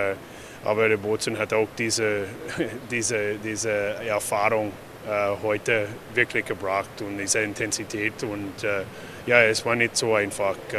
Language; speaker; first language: German; non-native, fluent; English